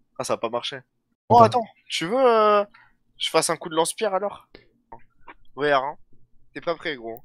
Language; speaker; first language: French; native; French